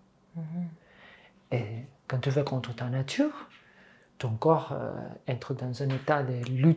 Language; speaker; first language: French; non-native, fluent; Catalan